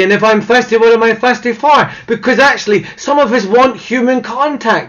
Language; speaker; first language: English; native; English